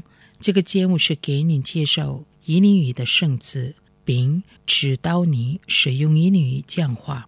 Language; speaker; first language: Chinese; non-native, fluent; Indonesian